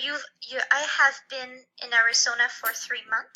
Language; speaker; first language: English; non-native, fluent; French